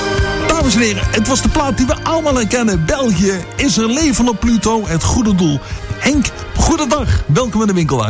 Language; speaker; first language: Dutch; native; Dutch